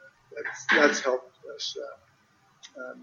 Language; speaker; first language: English; native; English